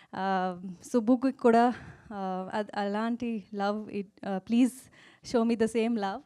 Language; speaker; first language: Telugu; non-native, local second language; Kannada